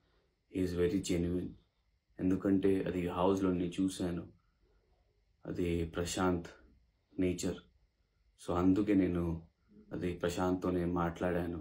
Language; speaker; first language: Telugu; non-native, learner; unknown